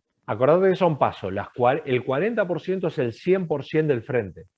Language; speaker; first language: Spanish; native; Spanish